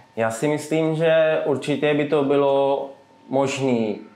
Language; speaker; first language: Czech; non-native, fluent; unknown